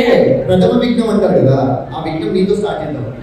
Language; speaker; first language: Telugu; native; Telugu